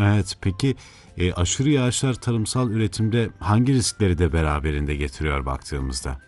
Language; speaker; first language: Turkish; native; Turkish